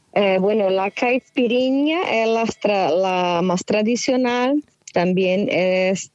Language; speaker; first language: Spanish; non-native, fluent; Portuguese